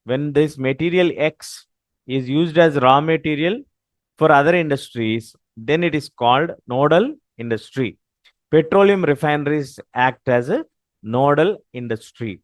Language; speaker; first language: English; non-native, local second language; Telugu